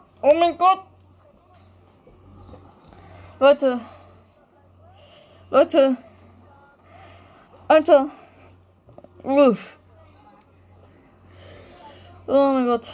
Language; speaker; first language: German; early bilingual, other home language; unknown